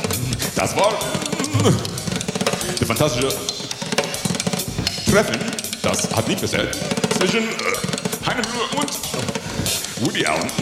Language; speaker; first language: German; non-native, learner; English